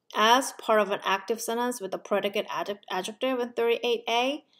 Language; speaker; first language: English; non-native, fluent; Korean